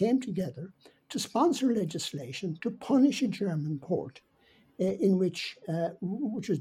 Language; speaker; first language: English; native; English